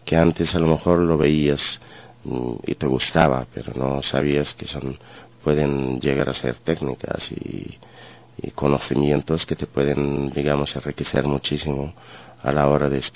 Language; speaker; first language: Spanish; non-native, fluent; Arabic